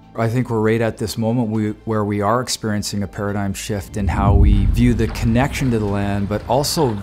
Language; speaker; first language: English; native; English